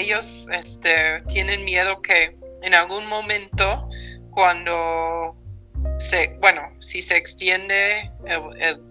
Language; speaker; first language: Spanish; non-native, fluent; English